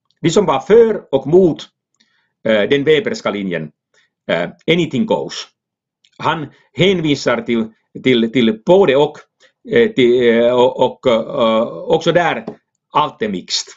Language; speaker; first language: Swedish; non-native, local second language; Finnish